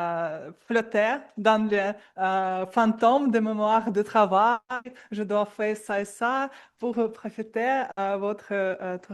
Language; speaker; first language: French; non-native, learner; Russian